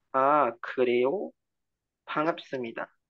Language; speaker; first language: Korean; non-native, learner; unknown